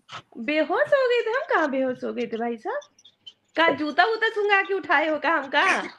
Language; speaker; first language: Hindi; native; Hindi